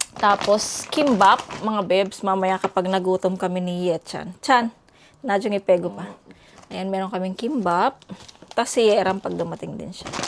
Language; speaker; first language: Filipino; native; Filipino